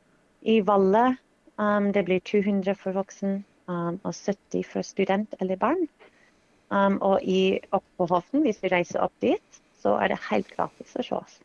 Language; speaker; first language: Norwegian; non-native, fluent; English